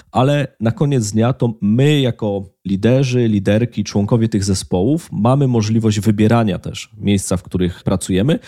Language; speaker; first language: Polish; native; Polish